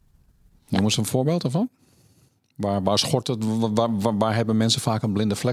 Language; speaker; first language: Dutch; native; Dutch